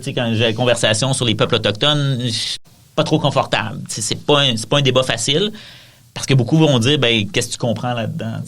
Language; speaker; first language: French; native; French